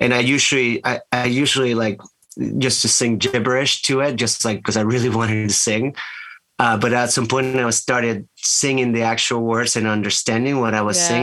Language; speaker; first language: English; non-native, fluent; Spanish